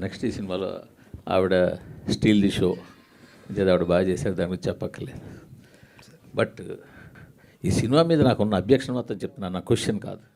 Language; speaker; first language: Telugu; native; Telugu